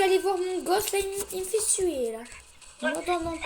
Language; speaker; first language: French; native; French